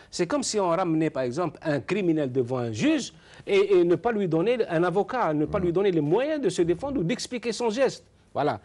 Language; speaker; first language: French; non-native, local second language; Arabic